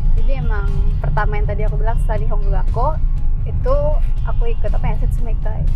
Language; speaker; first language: Indonesian; native; Indonesian